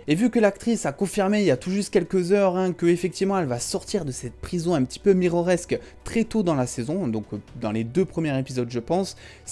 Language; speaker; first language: French; native; French